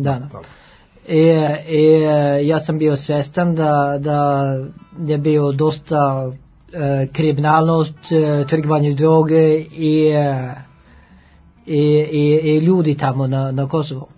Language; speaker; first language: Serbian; non-native, learner; Norwegian